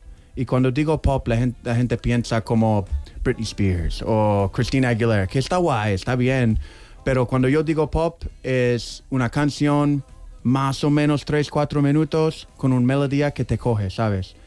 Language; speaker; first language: Spanish; non-native, learner; English